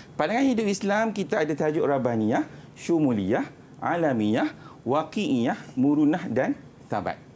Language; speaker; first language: Malay; native; Malay